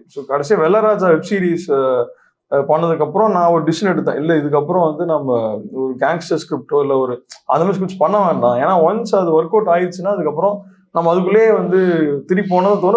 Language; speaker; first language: Tamil; native; Tamil